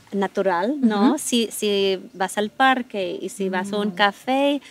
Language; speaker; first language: Spanish; non-native, fluent; English